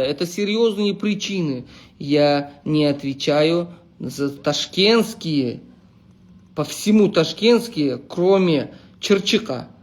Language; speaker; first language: Russian; non-native, local second language; Uzbek